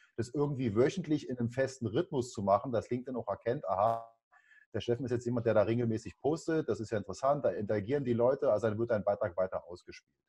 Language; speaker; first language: German; native; German